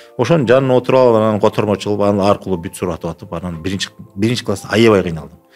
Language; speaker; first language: Kyrgyz; non-native, local second language; Russian